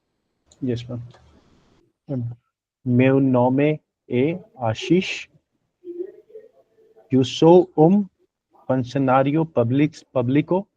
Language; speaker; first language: Portuguese; non-native, learner; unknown